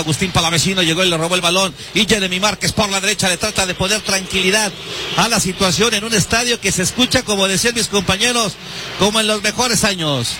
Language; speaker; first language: Spanish; native; Spanish